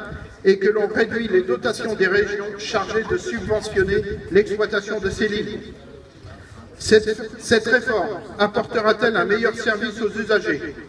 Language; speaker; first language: French; native; French